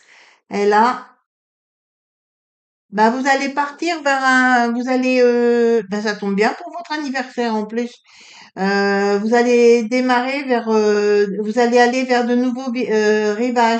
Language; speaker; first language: French; native; French